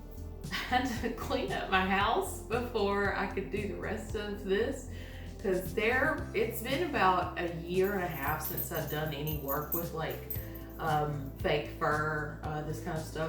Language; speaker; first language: English; native; English